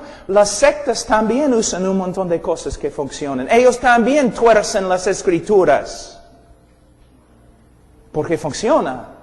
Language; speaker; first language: Spanish; non-native, fluent; English